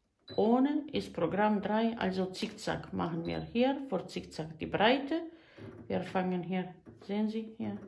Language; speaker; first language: German; non-native, fluent; Bosnian